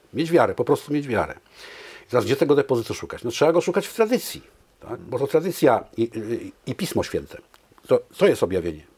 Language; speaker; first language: Polish; native; Polish